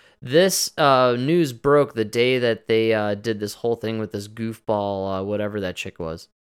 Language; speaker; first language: English; native; English